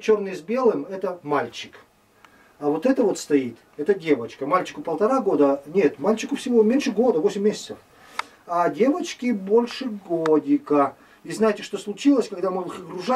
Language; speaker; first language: Russian; native; Russian